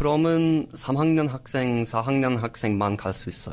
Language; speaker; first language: Korean; non-native, learner; English